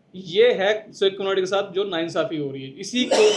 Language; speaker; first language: Hindi; non-native, local second language; Punjabi